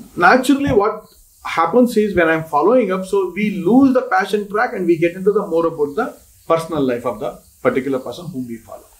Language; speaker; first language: English; non-native, local second language; Kannada